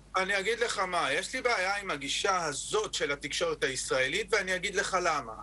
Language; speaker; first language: Hebrew; non-native, local second language; Arabic